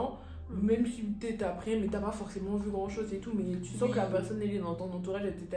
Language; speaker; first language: French; native; French